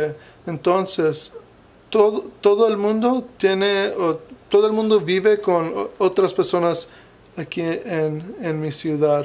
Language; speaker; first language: Spanish; non-native, fluent; English